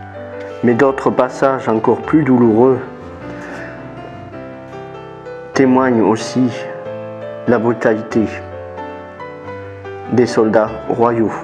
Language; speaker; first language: French; native; French